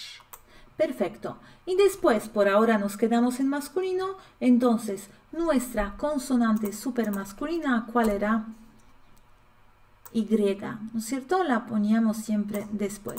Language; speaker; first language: Spanish; non-native, fluent; Polish